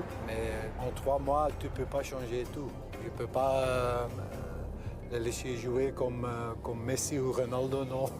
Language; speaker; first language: French; non-native, local second language; Dutch